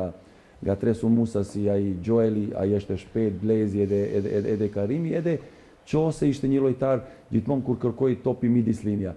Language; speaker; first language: Albanian; non-native, learner; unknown